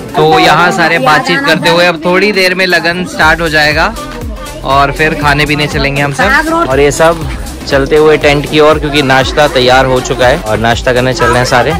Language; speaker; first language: Hindi; native; Hindi